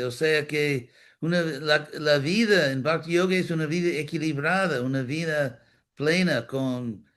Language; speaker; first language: Spanish; non-native, fluent; English